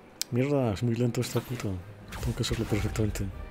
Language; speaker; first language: Spanish; native; Spanish